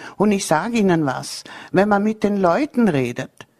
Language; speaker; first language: German; native; German